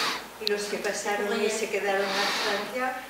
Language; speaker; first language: Spanish; early bilingual, heritage; French